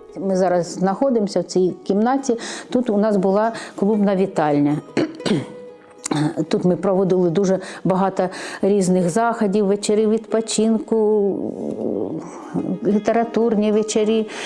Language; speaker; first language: Ukrainian; native; Ukrainian